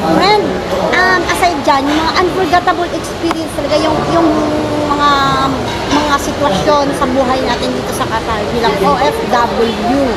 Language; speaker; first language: Filipino; non-native, local second language; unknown